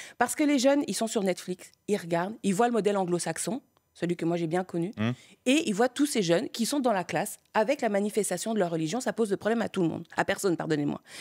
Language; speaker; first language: French; early bilingual, other home language; Spanish